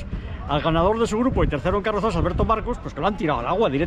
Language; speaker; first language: Spanish; native; Spanish